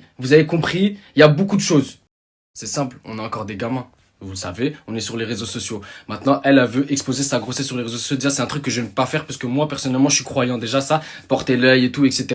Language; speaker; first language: French; native; French